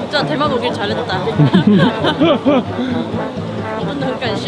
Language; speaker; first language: Chinese; non-native, fluent; Korean